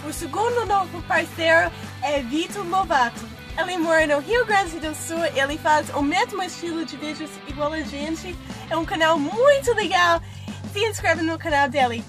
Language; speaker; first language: Portuguese; non-native, fluent; English